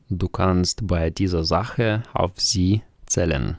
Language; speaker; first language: German; non-native, fluent; Ukrainian